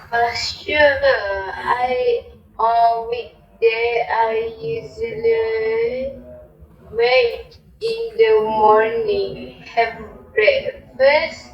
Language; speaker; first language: English; non-native, local second language; Malay